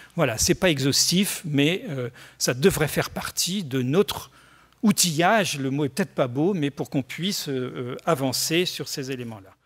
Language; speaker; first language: French; native; French